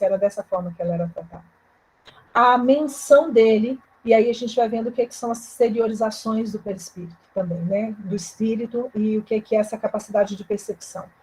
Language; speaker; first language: Portuguese; native; Portuguese